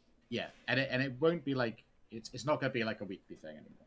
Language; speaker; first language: English; native; English